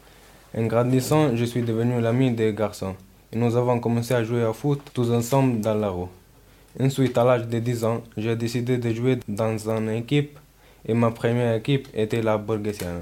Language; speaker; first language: French; non-native, learner; Italian